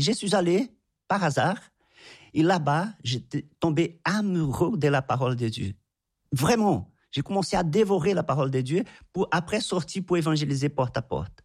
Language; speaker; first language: French; non-native, fluent; Portuguese